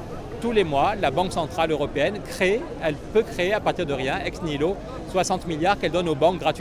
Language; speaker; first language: French; native; French